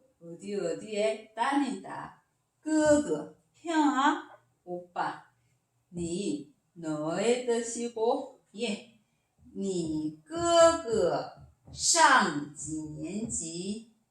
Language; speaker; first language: Chinese; non-native, fluent; Korean